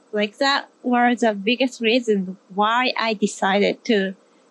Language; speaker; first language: English; non-native, learner; Japanese